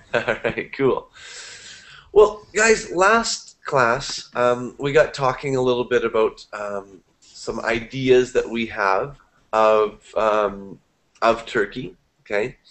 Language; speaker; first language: English; native; English